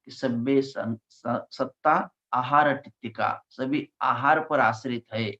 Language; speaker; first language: Hindi; non-native, local second language; Marathi